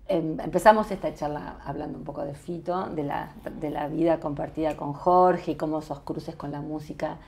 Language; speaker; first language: Spanish; native; Spanish